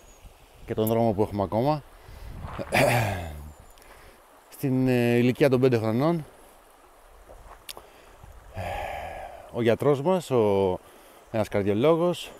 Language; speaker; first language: Greek; native; Greek